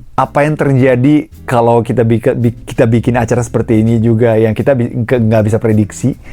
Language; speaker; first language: Indonesian; non-native, fluent; Japanese